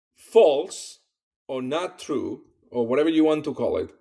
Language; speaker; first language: English; non-native, fluent; Spanish